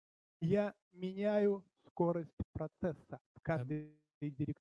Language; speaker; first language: Czech; non-native, learner; Russian